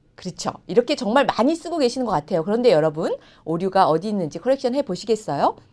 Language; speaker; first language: Korean; native; Korean